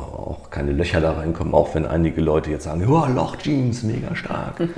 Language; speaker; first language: German; native; German